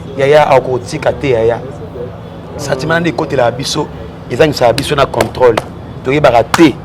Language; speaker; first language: Lingala; non-native, local second language; Mongo